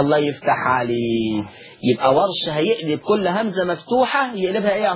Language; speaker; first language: Arabic; native; Arabic